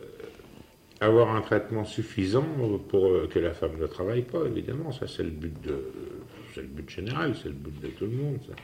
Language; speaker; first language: French; native; French